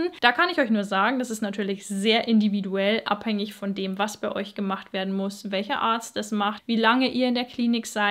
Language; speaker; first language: German; native; German